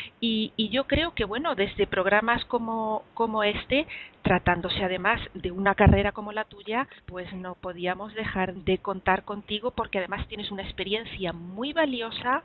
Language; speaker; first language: Spanish; native; Spanish